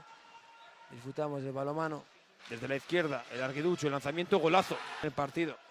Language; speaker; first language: Spanish; native; Spanish